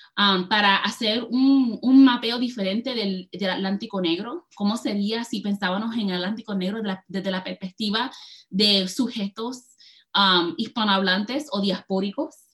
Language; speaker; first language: Spanish; early bilingual, heritage; Spanish